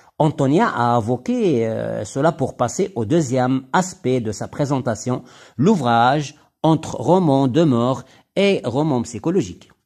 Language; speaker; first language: French; non-native, local second language; Arabic